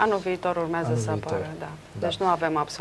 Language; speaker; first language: Romanian; native; Romanian